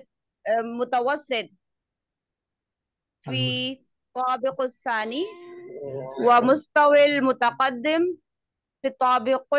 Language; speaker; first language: Arabic; non-native, learner; Urdu